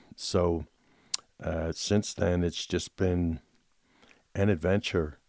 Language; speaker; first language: English; native; English